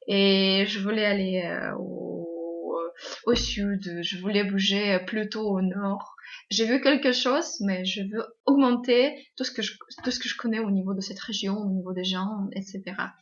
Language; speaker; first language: French; non-native, fluent; Russian